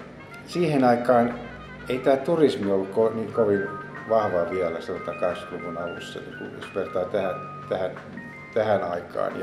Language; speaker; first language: Finnish; native; Finnish